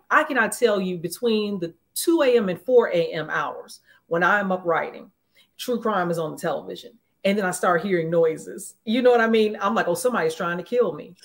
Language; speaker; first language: English; native; English